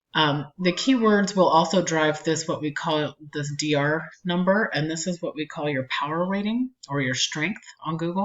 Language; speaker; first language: English; native; English